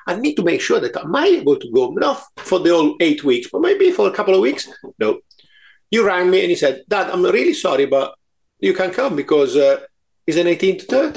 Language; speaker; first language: English; non-native, fluent; Italian